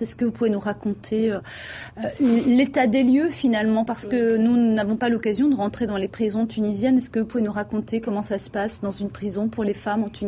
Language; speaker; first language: French; native; French